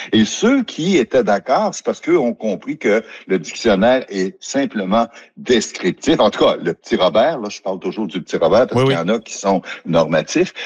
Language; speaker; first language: French; native; French